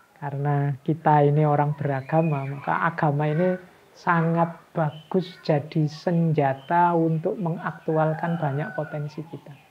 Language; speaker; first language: Indonesian; non-native, local second language; Javanese